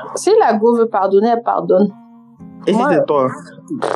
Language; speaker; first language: French; native; French